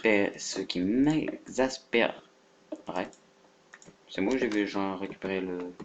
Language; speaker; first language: French; native; French